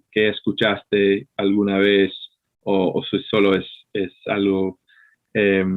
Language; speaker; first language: Spanish; non-native, fluent; English